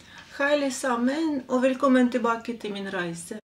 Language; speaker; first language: Norwegian; non-native, fluent; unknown